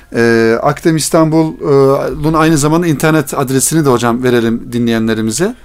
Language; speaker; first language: Turkish; native; Turkish